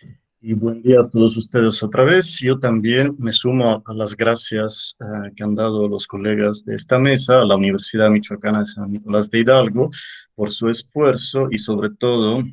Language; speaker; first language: Spanish; native; Spanish